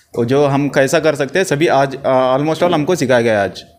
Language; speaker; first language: Hindi; non-native, local second language; Urdu